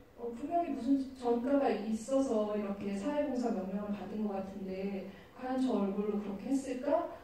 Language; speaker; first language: Korean; native; Korean